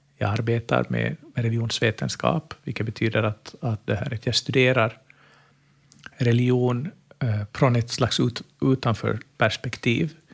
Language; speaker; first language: Swedish; native; Swedish